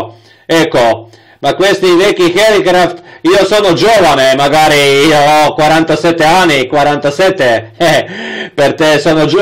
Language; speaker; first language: Italian; non-native, learner; Croatian